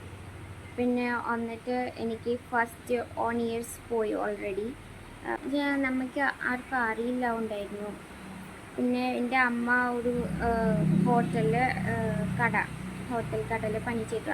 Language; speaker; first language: Malayalam; non-native, local second language; Bangla